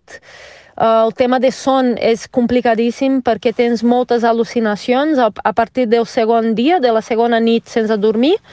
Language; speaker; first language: Catalan; non-native, fluent; Portuguese